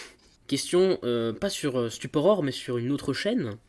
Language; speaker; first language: French; native; French